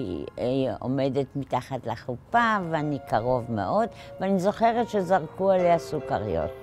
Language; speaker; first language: Hebrew; non-native, fluent; Polish